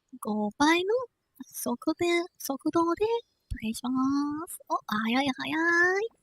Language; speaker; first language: Japanese; non-native, learner; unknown